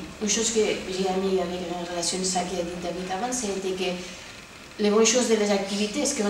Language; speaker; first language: French; non-native, fluent; Spanish